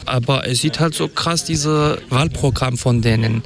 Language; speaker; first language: German; non-native, fluent; Kurdish